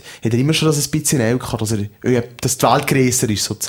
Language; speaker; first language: German; native; German